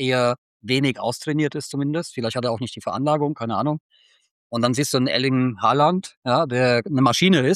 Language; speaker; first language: German; native; German